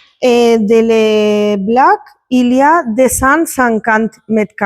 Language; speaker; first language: French; non-native, learner; Spanish